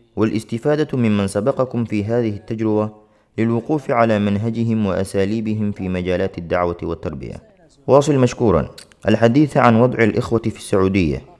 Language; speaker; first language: Arabic; non-native, local second language; Somali